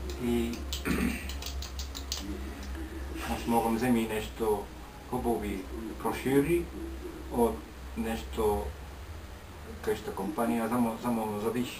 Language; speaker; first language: Bulgarian; non-native, learner; Finnish